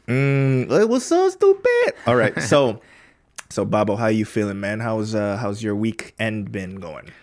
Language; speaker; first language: English; early bilingual, other home language; Korean